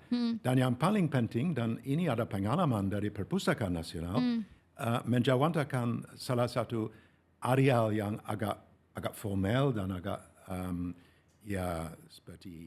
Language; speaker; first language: Indonesian; non-native, fluent; English